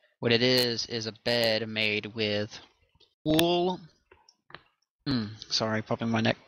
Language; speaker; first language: English; native; English